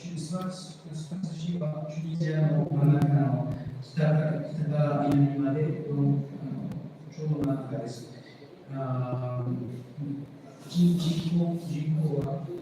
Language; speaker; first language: Japanese; non-native, fluent; Arabic